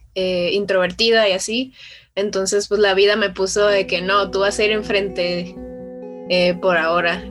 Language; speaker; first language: Spanish; native; Spanish